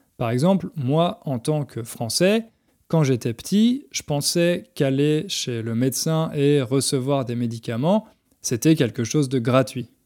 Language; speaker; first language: French; native; French